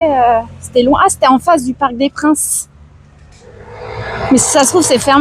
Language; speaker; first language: French; native; French